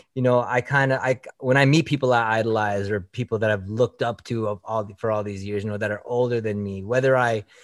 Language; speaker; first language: English; early bilingual, other home language; Filipino